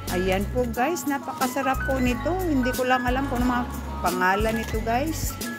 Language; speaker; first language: Filipino; non-native, local second language; Cebuano